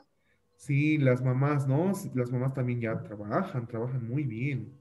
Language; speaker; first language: Spanish; native; Spanish